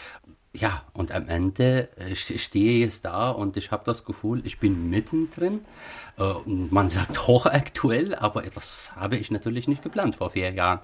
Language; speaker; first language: German; non-native, fluent; Arabic